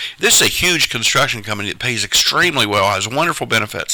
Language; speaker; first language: English; native; English